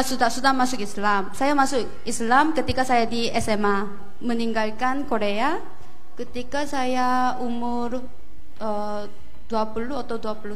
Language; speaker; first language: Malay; non-native, fluent; Korean